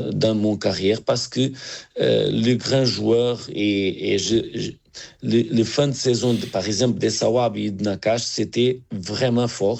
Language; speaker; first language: French; non-native, learner; Portuguese